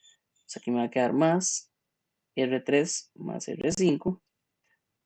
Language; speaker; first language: Spanish; native; Spanish